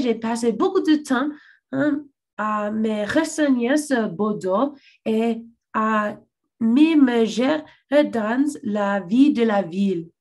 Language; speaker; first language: French; non-native, learner; English